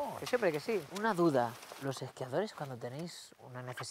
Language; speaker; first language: Spanish; native; Spanish